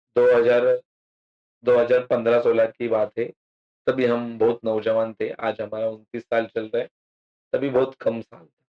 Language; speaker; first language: Hindi; non-native, local second language; Marathi